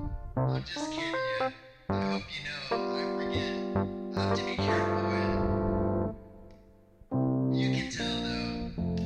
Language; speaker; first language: English; native; English